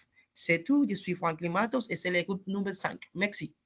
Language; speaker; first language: French; non-native, learner; Spanish